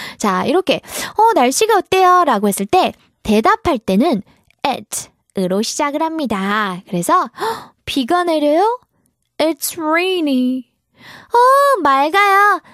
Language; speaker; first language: Korean; native; Korean